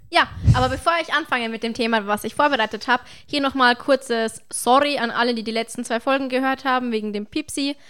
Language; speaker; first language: German; native; German